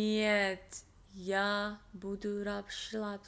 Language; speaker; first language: Russian; non-native, learner; English